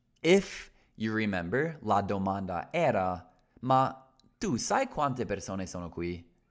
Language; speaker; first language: Italian; non-native, fluent; English